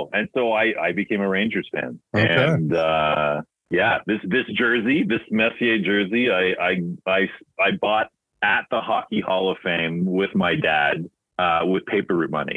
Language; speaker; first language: English; native; English